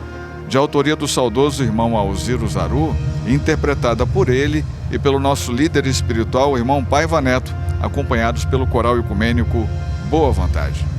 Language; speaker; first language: Portuguese; native; Portuguese